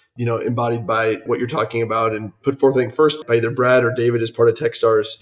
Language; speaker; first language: English; native; English